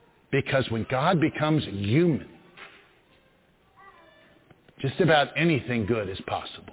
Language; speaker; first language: English; native; English